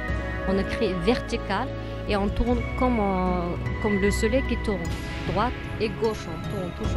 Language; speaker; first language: French; non-native, learner; Mongolian